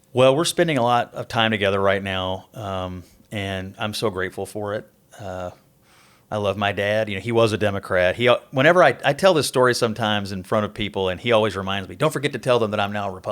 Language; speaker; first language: English; native; English